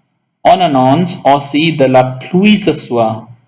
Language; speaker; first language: French; non-native, local second language; Hindi